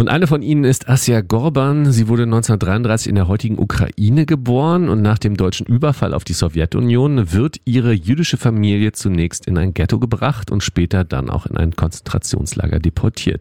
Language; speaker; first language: German; native; German